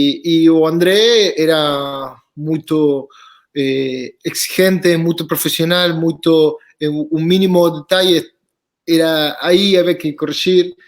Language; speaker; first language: Portuguese; non-native, fluent; Spanish